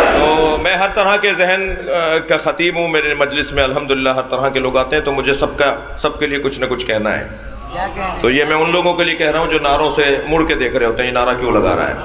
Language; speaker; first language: Urdu; non-native, local second language; Sindhi